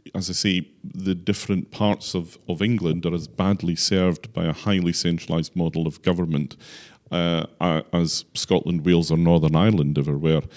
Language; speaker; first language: English; native; English